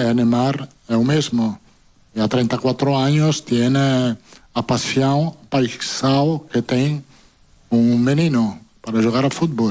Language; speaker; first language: Portuguese; non-native, learner; Italian